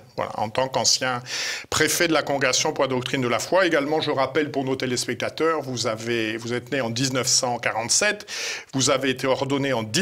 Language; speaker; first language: French; native; French